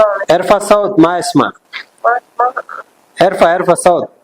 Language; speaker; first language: Arabic; non-native, learner; Telugu